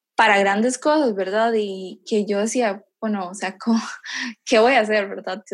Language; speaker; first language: Spanish; native; Spanish